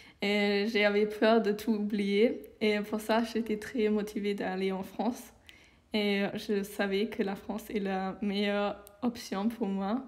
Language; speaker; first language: French; non-native, learner; German